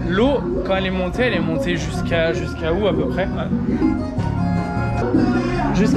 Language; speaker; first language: French; native; French